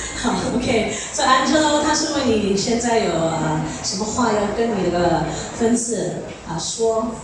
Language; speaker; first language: Chinese; early bilingual, heritage; Chinese